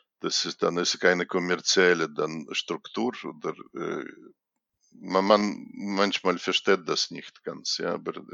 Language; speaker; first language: German; non-native, fluent; Russian